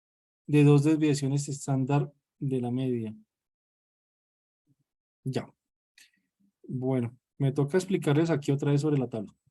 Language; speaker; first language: Spanish; native; Spanish